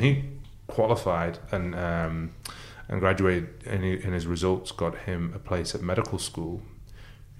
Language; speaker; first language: English; early bilingual, other home language; Arabic